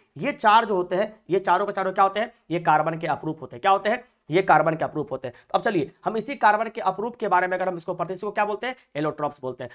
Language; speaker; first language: Hindi; native; Hindi